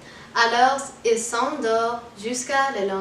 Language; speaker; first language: French; non-native, learner; English